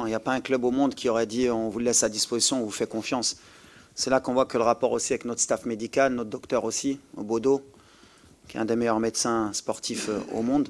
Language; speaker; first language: French; native; French